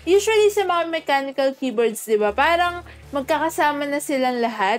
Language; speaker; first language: Filipino; native; Filipino